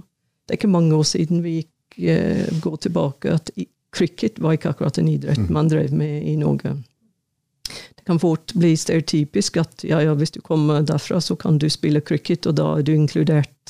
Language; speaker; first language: Norwegian; non-native, fluent; English